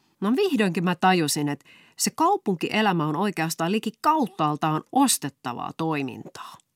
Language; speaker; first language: Finnish; native; Finnish